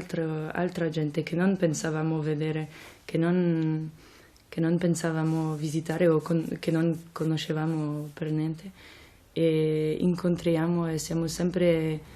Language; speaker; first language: Italian; non-native, fluent; French